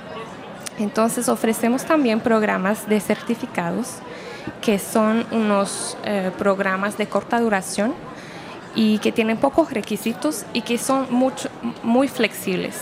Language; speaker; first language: Spanish; non-native, fluent; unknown